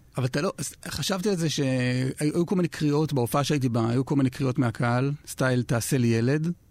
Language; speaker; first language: Hebrew; native; Hebrew